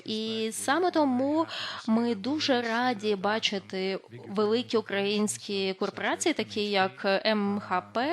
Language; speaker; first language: Ukrainian; non-native, fluent; Lithuanian